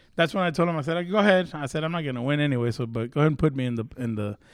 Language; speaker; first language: English; early bilingual, other home language; Spanish